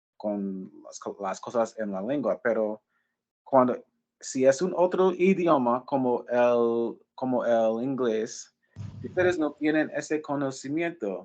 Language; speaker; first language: Spanish; non-native, learner; English